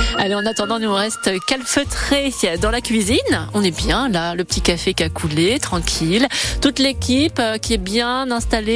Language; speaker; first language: French; native; French